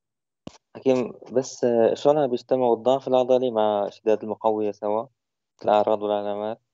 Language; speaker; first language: Arabic; native; Arabic